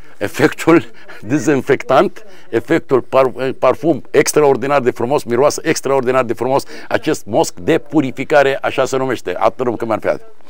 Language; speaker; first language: Romanian; non-native, fluent; Arabic